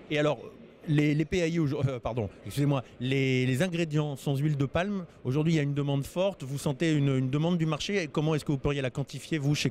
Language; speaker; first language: French; native; French